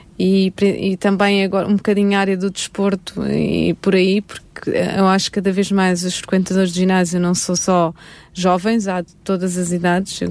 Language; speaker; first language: Portuguese; native; Portuguese